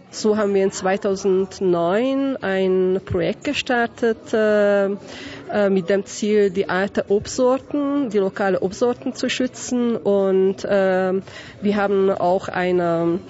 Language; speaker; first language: German; non-native, fluent; Hungarian